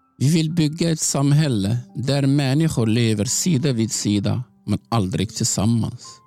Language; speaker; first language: Swedish; non-native, fluent; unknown